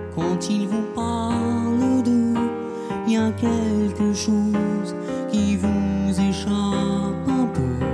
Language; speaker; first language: French; native; French